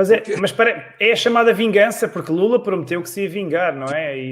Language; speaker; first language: Portuguese; native; Portuguese